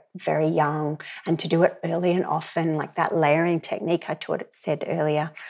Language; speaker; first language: English; native; English